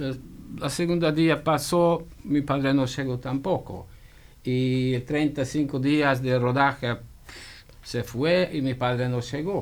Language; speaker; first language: Spanish; non-native, fluent; Hungarian